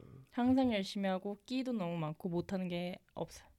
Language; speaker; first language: Korean; native; Korean